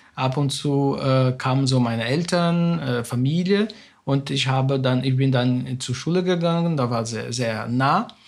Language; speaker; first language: German; non-native, fluent; Spanish